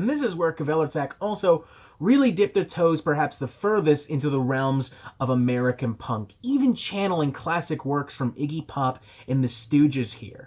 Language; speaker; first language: English; native; English